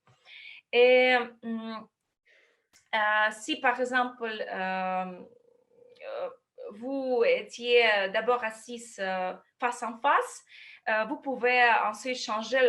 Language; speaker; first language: French; non-native, fluent; Russian